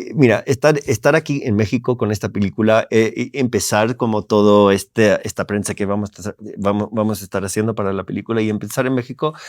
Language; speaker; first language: Spanish; early bilingual, heritage; Spanish